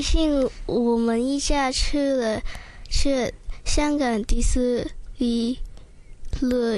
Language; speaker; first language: Chinese; non-native, local second language; Cantonese